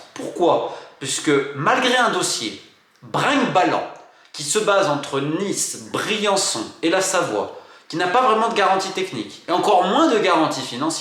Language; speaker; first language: French; native; French